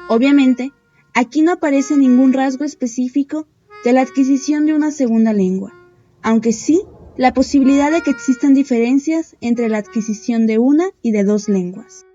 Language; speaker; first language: Spanish; native; Spanish